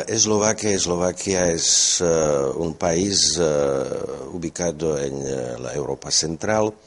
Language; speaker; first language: Spanish; non-native, fluent; Slovak